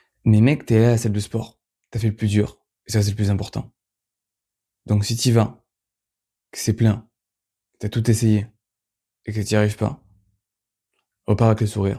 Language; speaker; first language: French; native; French